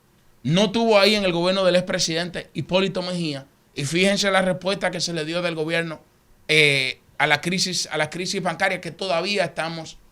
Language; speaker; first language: Spanish; native; Spanish